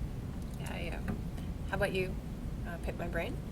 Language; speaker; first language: English; native; English